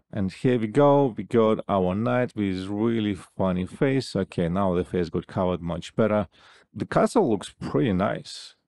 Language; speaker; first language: English; non-native, fluent; Russian